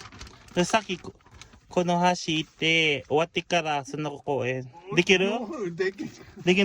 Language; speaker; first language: Japanese; non-native, learner; Filipino